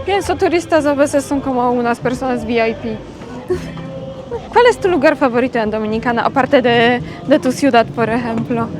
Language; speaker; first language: Spanish; non-native, fluent; Polish